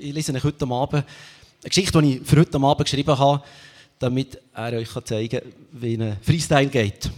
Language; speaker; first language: German; native; German